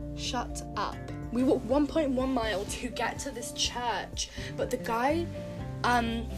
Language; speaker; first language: English; native; English